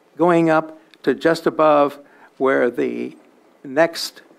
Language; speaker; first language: English; native; English